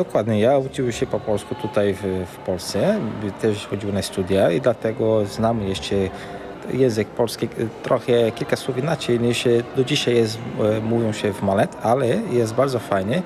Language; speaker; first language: Polish; early bilingual, heritage; Portuguese